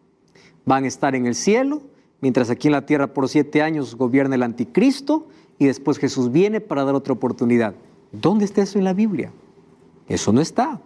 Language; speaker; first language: Spanish; native; Spanish